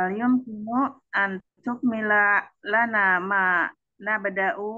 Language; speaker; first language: Arabic; non-native, learner; Indonesian